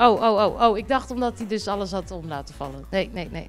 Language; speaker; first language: Dutch; native; Dutch